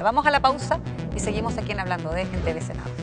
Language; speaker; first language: Spanish; native; Spanish